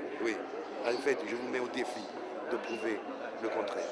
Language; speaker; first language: French; native; French